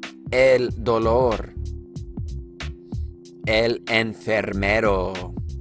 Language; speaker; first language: Spanish; non-native, fluent; English